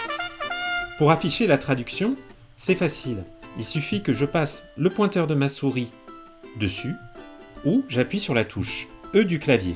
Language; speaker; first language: French; native; French